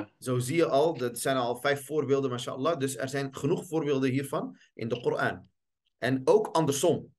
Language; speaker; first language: Dutch; early bilingual, other home language; Arabic